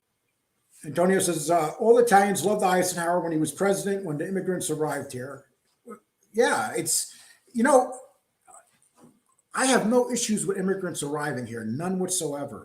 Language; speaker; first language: English; native; English